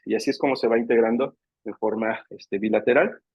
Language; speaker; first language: Spanish; native; Spanish